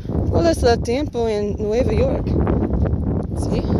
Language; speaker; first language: Spanish; non-native, learner; English